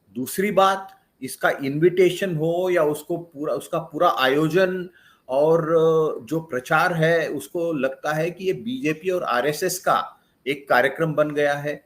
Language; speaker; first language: Hindi; non-native, local second language; Kannada